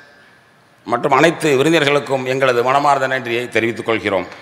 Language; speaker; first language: Tamil; native; Tamil